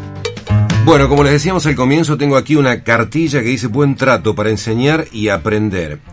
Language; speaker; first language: Spanish; native; Spanish